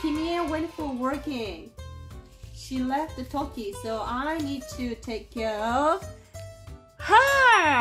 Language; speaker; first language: English; non-native, learner; Japanese